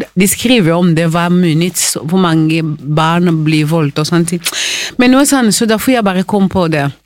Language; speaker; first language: Norwegian; non-native, fluent; Swahili